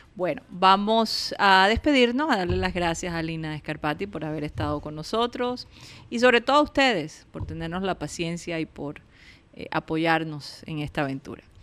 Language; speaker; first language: Spanish; native; Spanish